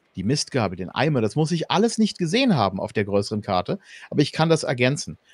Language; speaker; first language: German; native; German